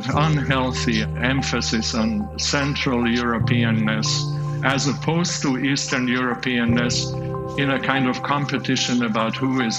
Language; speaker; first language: English; non-native, fluent; Slovak